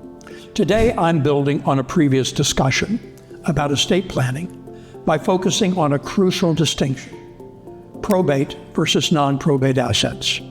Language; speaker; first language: English; native; English